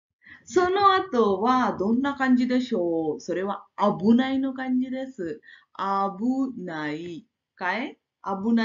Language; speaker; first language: Japanese; non-native, fluent; Marathi